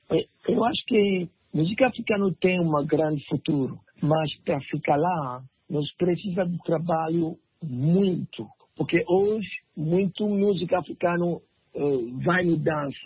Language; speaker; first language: Portuguese; non-native, learner; French